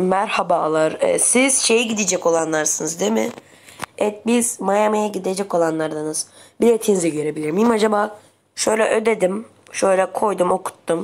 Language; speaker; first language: Turkish; native; Turkish